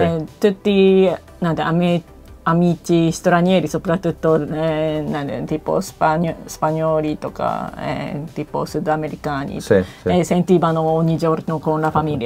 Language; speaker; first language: Italian; non-native, learner; Japanese